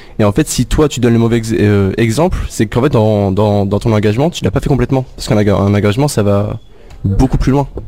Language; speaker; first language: French; early bilingual, other home language; Arabic